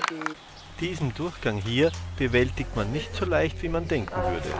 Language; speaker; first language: German; native; German